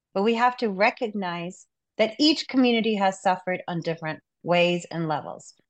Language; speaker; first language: English; non-native, local second language; Urdu